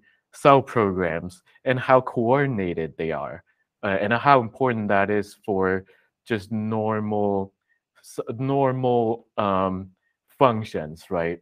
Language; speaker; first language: English; non-native, local second language; Cantonese